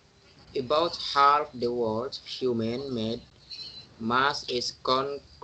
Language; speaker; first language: English; non-native, learner; Indonesian